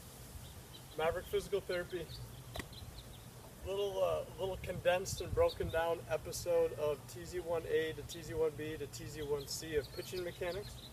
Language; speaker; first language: English; native; English